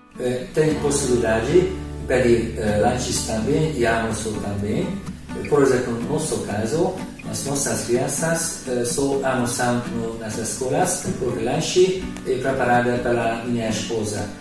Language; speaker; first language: Portuguese; non-native, learner; Hungarian